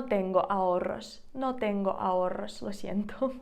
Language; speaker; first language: Spanish; non-native, fluent; Ukrainian